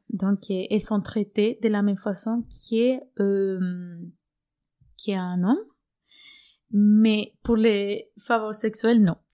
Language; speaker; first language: French; non-native, fluent; Spanish